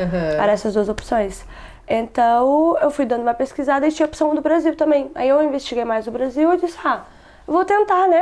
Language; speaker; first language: Portuguese; non-native, local second language; Kabuverdianu